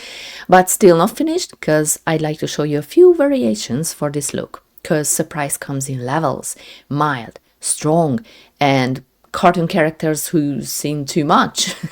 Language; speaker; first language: English; non-native, fluent; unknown